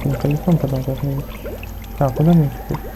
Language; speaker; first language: Russian; native; Russian